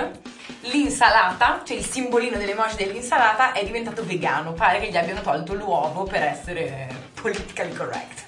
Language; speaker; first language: Italian; native; Italian